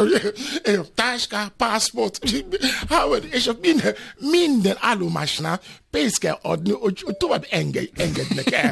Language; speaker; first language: Hungarian; non-native, fluent; Yoruba